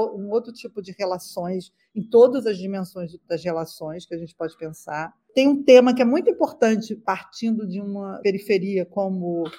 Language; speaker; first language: Portuguese; native; Portuguese